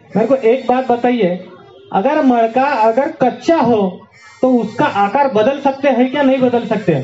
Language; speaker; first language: Hindi; non-native, local second language; Marathi